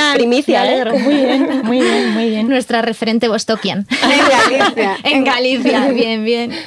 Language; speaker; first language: Spanish; native; Spanish